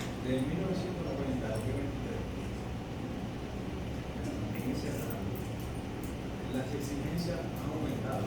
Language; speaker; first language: Spanish; native; Spanish